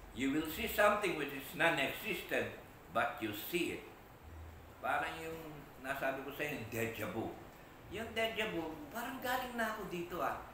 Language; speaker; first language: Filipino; non-native, local second language; Iloko